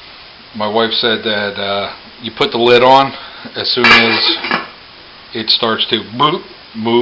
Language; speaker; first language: English; native; English